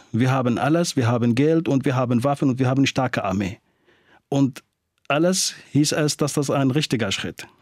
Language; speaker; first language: German; non-native, fluent; Arabic